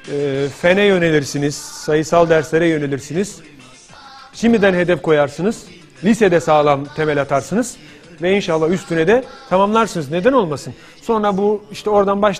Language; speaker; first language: Turkish; native; Turkish